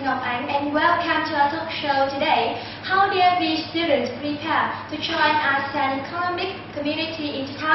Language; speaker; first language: English; non-native, learner; Vietnamese